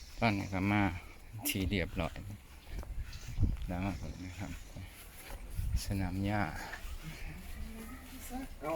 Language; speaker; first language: Thai; non-native, local second language; Northeastern Thai